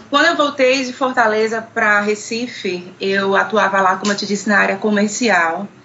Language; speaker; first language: Portuguese; native; Portuguese